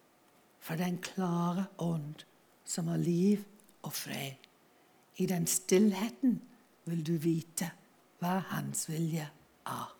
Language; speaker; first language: Norwegian; non-native, fluent; English